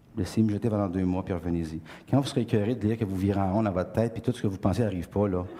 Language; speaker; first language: French; native; French